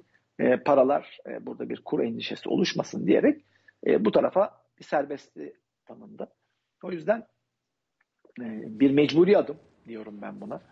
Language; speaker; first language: Turkish; native; Turkish